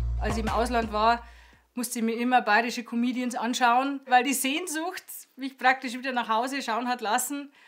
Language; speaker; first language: German; native; German